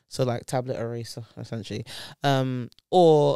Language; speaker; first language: English; native; English